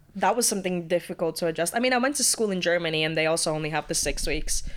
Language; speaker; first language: English; early bilingual, other home language; Latvian